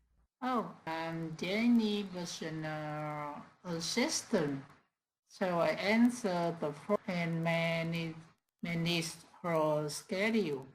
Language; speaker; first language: English; non-native, learner; Vietnamese